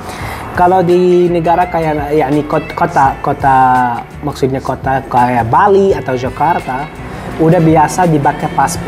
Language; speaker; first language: Indonesian; non-native, fluent; Arabic